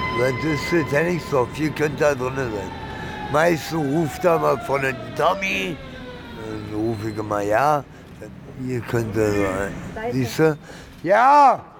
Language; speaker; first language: German; early bilingual, other home language; Italian